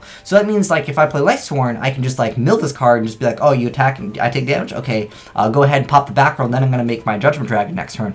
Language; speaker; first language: English; native; English